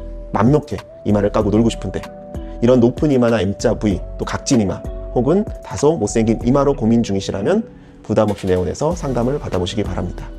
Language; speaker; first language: Korean; native; Korean